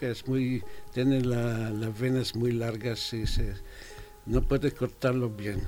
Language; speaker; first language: Spanish; non-native, fluent; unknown